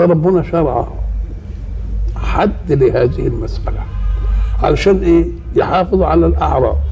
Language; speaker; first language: Arabic; native; Arabic